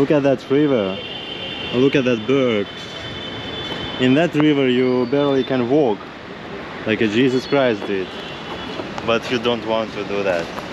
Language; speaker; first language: English; non-native, fluent; Russian